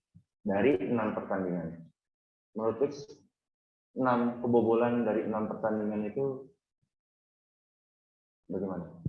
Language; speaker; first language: Indonesian; non-native, fluent; Portuguese